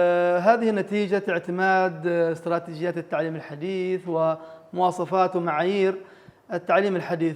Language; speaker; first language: Arabic; native; Arabic